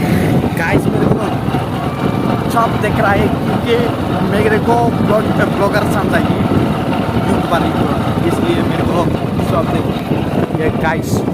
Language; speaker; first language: Hindi; non-native, local second language; Bodo